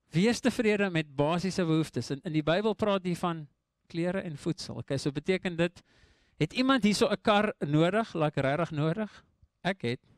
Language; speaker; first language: Afrikaans; non-native, local second language; English